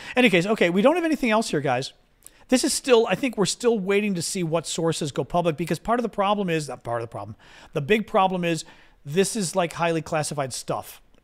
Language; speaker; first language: English; native; English